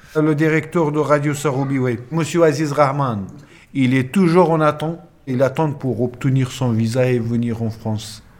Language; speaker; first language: French; non-native, fluent; Pashto